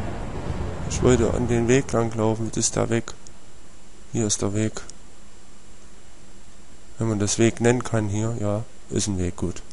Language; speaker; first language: German; native; German